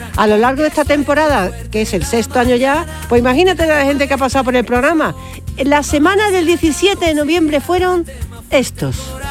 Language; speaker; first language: Spanish; native; Spanish